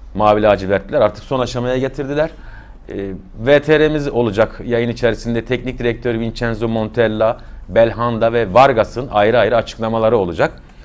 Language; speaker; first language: Turkish; native; Turkish